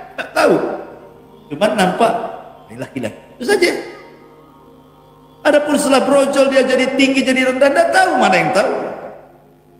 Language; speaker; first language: Indonesian; native; Indonesian